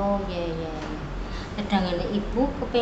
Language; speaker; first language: Indonesian; native; Indonesian